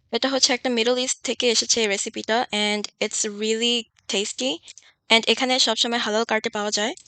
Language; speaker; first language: Bangla; early bilingual, heritage; Bangla